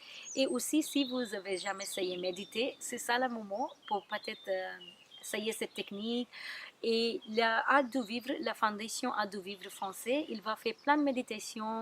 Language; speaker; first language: French; non-native, learner; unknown